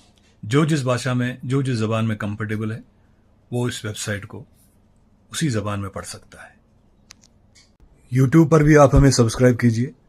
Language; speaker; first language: Hindi; native; Hindi